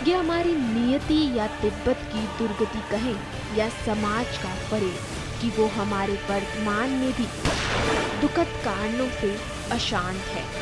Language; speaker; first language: Hindi; native; Hindi